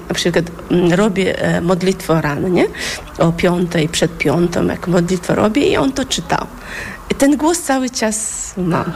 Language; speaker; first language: Polish; non-native, fluent; Chechen